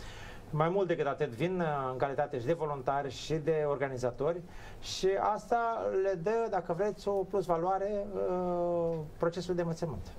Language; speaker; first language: Romanian; native; Romanian